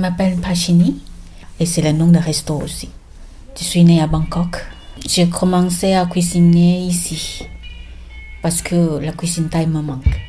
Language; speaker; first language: French; non-native, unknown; Thai